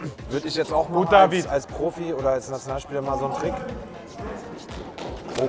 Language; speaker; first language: German; native; German